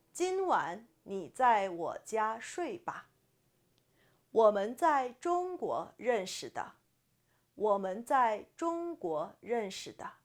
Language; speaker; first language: Chinese; non-native, fluent; Korean